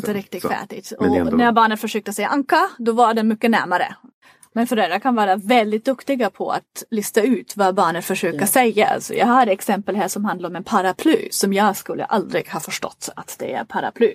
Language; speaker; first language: Swedish; non-native, fluent; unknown